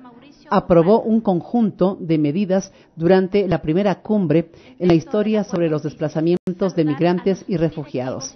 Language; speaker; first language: Spanish; native; Spanish